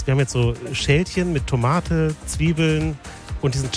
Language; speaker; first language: German; native; German